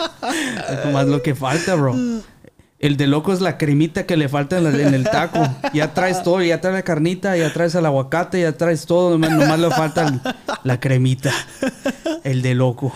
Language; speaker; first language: Spanish; early bilingual, other home language; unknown